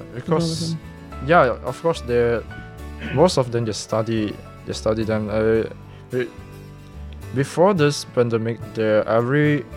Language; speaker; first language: English; non-native, local second language; Min Nan Chinese